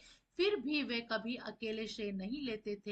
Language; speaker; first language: Hindi; native; Hindi